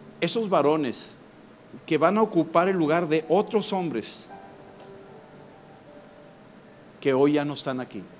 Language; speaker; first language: Spanish; native; Spanish